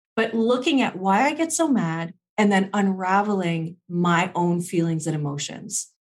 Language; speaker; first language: English; native; English